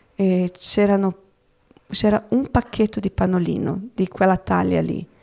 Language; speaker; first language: Italian; non-native, fluent; Portuguese